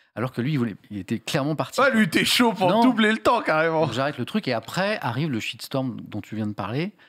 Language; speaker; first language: French; native; French